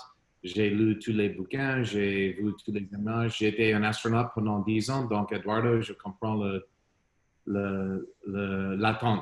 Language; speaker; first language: French; non-native, learner; English